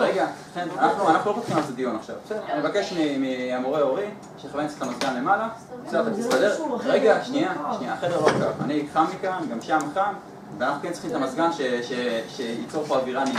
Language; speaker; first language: Hebrew; native; Hebrew